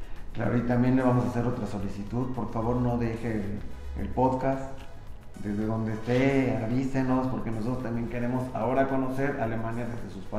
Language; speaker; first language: Spanish; native; Spanish